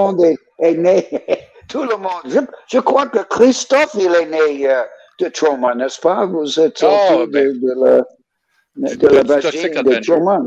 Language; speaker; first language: French; non-native, learner; English